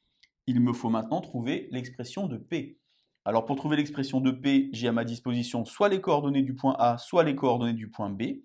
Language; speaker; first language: French; native; French